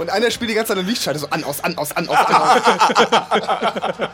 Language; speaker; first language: German; native; German